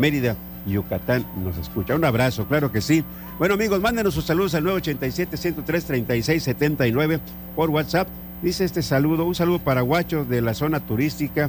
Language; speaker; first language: Spanish; native; Spanish